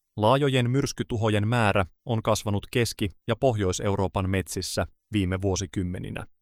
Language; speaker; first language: Finnish; native; Finnish